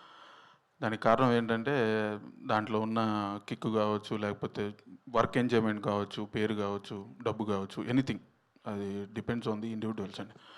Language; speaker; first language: Telugu; native; Telugu